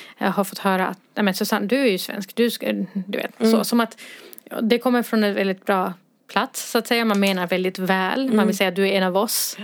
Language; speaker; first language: Swedish; early bilingual, other home language; Arabic